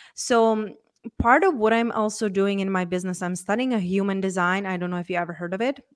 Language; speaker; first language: English; non-native, fluent; Czech